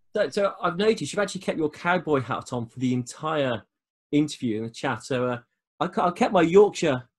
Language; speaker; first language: English; native; English